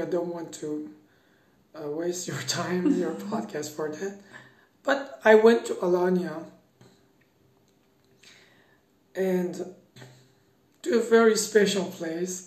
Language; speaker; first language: English; non-native, fluent; Persian